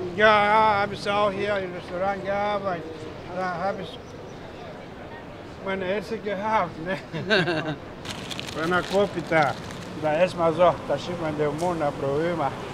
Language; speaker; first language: German; non-native, learner; Greek